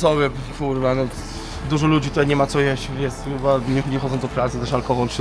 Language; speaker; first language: Polish; native; Polish